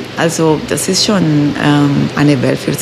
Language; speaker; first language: German; non-native, fluent; Spanish